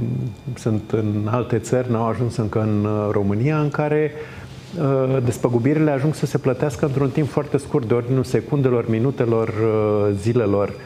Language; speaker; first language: Romanian; native; Romanian